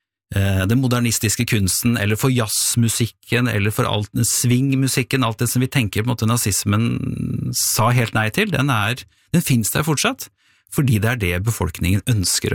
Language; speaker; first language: Norwegian; native; Norwegian